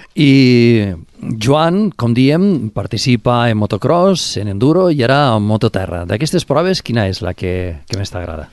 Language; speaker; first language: Catalan; native; Catalan